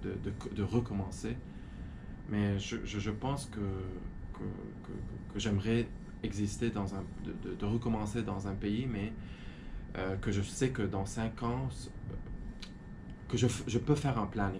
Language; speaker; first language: French; non-native, fluent; Arabic